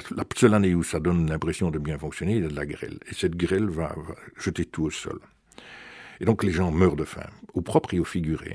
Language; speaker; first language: French; native; French